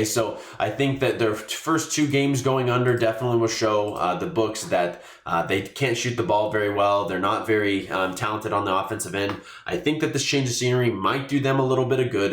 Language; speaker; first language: English; native; English